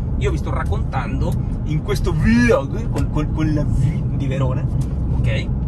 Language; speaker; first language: Italian; non-native, fluent; Spanish